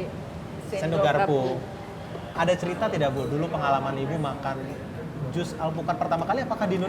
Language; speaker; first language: Indonesian; native; Indonesian